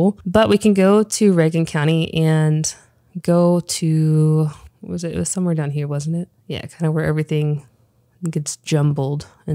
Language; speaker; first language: English; native; English